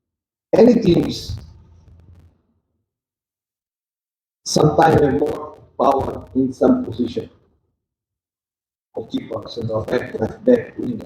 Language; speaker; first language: English; non-native, learner; Portuguese